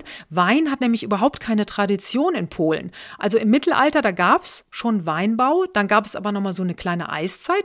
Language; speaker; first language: German; native; German